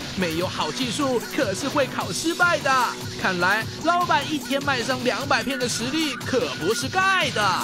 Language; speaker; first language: Chinese; native; Chinese